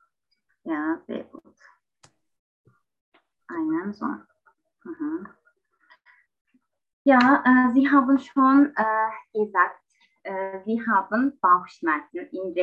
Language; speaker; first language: German; non-native, learner; Turkish